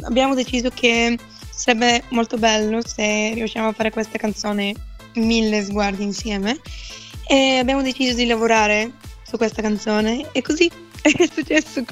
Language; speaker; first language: Italian; non-native, fluent; Bulgarian